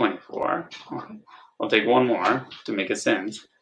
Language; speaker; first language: English; non-native, fluent; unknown